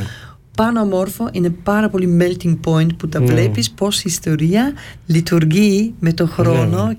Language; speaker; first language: Greek; early bilingual, heritage; Greek